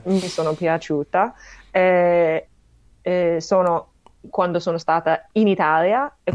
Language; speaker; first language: Italian; non-native, learner; English